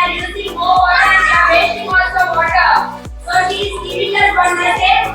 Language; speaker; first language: English; non-native, local second language; Telugu